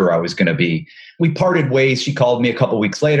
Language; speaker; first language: English; native; English